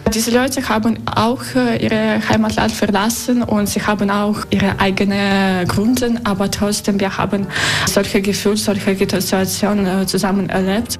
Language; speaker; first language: German; non-native, learner; Russian